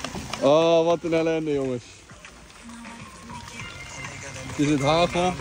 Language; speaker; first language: Dutch; native; Dutch